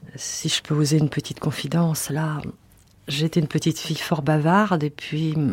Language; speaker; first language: French; native; French